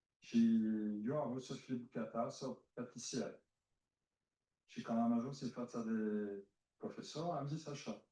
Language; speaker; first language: Romanian; early bilingual, other home language; French